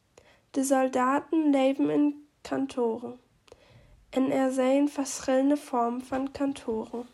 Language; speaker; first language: Dutch; non-native, learner; German